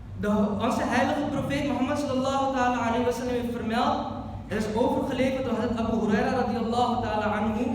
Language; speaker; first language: Dutch; early bilingual, other home language; Urdu